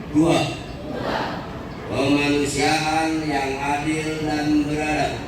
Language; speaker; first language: Indonesian; native; Indonesian